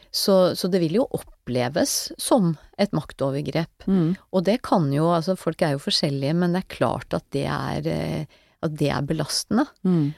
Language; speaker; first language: Norwegian; native; Norwegian